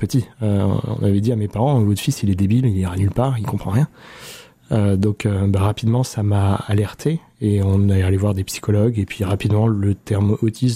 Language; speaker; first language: French; native; French